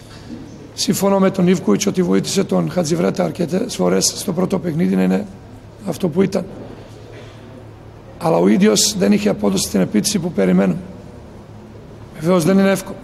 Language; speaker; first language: Greek; non-native, fluent; Serbian